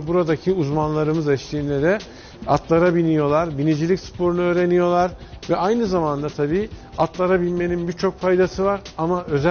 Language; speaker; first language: Turkish; native; Turkish